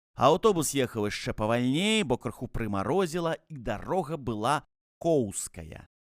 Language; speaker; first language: Belarusian; native; Belarusian